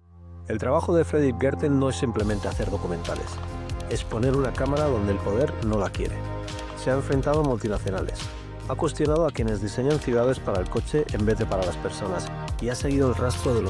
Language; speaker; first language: Spanish; native; Spanish